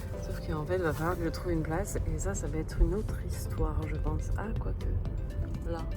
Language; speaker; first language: French; native; French